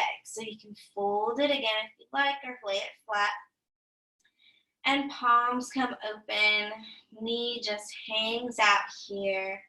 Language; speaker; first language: English; native; English